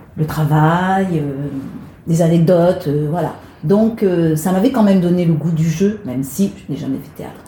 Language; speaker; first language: French; native; French